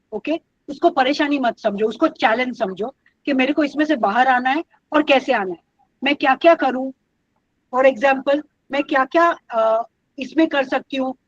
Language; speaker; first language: Hindi; non-native, local second language; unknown